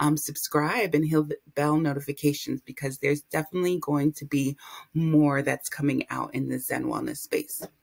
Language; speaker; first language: English; native; English